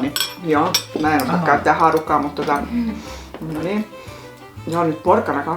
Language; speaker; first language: Finnish; native; Finnish